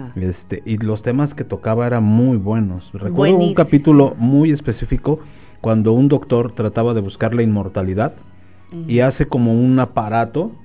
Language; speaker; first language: Spanish; native; Spanish